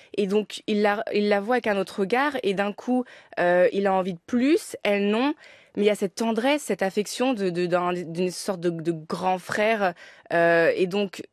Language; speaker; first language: French; native; French